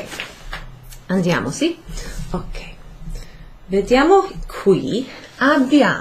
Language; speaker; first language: Italian; non-native, fluent; English